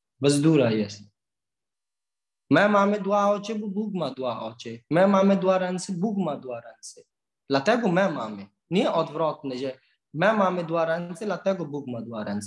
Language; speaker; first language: Polish; non-native, learner; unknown